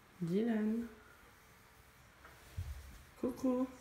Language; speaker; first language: French; native; French